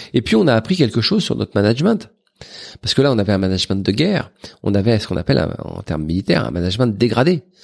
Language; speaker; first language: French; native; French